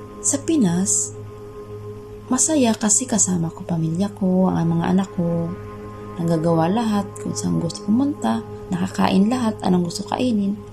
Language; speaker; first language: Filipino; non-native, local second language; Bikol